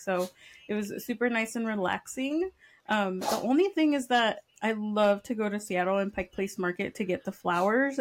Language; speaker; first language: English; early bilingual, other home language; Spanish